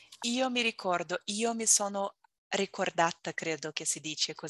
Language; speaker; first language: Italian; non-native, learner; Portuguese